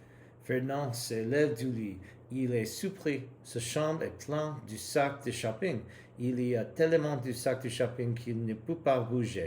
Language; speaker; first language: French; non-native, learner; English